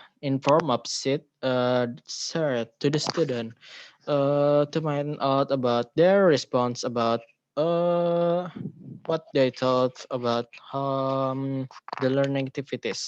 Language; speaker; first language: English; non-native, learner; Indonesian